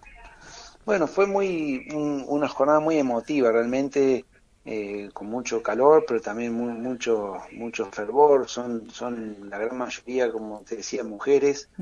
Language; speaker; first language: Spanish; native; Spanish